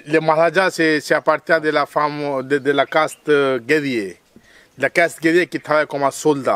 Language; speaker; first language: French; non-native, fluent; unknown